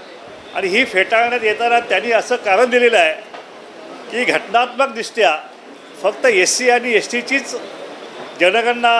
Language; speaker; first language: Marathi; native; Marathi